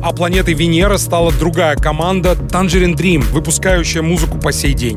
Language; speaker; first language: Russian; native; Russian